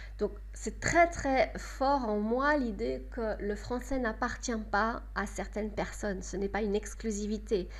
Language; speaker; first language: French; native; French